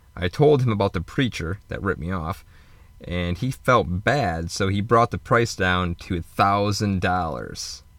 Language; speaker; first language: English; native; English